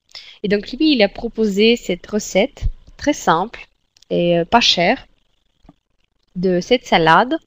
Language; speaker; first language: French; non-native, fluent; Russian